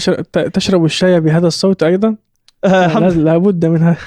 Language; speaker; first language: Arabic; native; Arabic